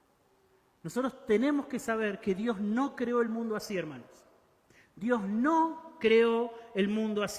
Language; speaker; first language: Spanish; native; Spanish